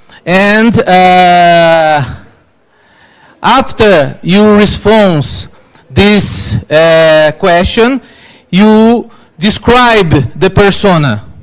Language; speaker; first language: English; non-native, learner; Portuguese